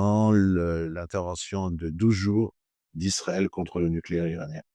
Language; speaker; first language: French; native; French